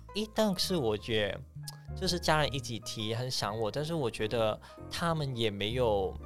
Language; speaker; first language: Chinese; non-native, fluent; Cantonese